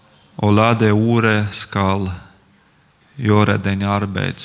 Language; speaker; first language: Norwegian; non-native, fluent; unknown